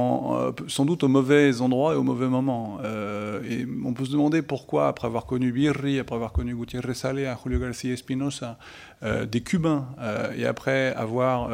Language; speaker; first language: French; native; French